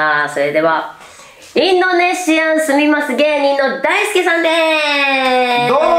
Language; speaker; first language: Japanese; native; Japanese